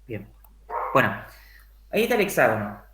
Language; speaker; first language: Spanish; native; Spanish